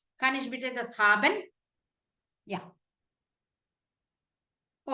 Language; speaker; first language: German; non-native, fluent; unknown